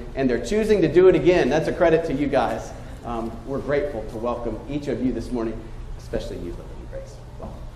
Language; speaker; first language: English; native; English